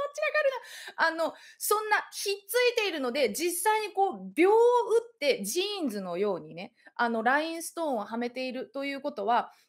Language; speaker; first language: Japanese; native; Japanese